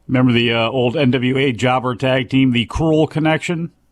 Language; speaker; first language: English; native; English